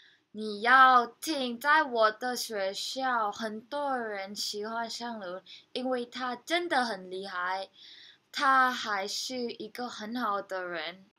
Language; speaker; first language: Chinese; non-native, learner; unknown